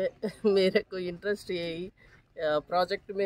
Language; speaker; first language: Hindi; non-native, local second language; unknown